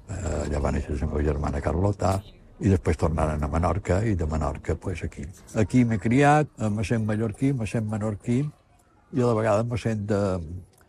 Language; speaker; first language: Catalan; native; Catalan